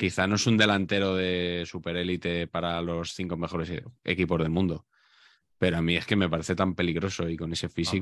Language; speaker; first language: Spanish; native; Spanish